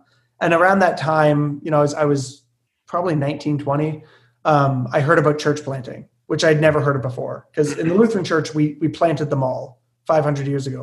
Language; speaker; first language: English; native; English